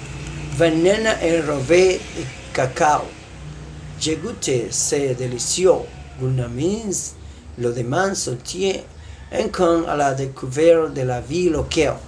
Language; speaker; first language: French; non-native, learner; Spanish